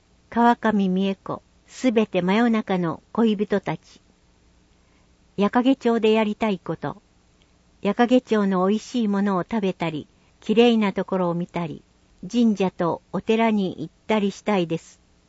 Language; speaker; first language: Japanese; native; Japanese